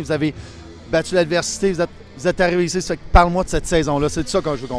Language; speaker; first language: French; native; French